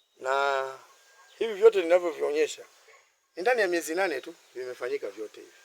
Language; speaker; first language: Swahili; native; Swahili